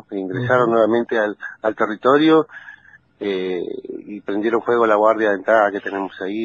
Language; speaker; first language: Spanish; native; Spanish